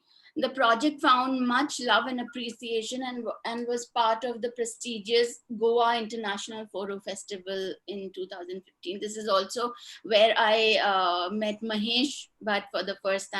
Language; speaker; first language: English; non-native, local second language; Hindi